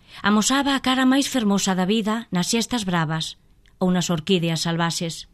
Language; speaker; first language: Galician; non-native, local second language; Spanish